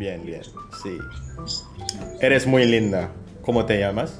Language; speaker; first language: Spanish; non-native, learner; Indonesian